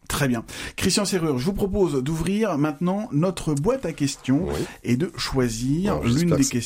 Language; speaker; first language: French; native; French